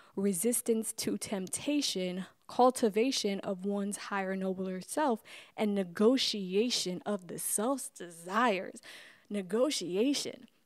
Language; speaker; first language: English; native; English